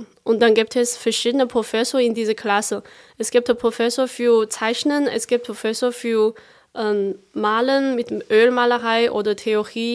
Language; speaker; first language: German; non-native, fluent; Chinese